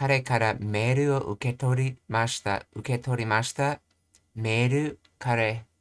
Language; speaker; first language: Japanese; non-native, learner; English